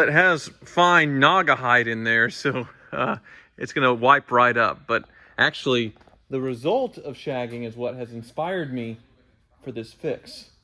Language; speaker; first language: English; native; English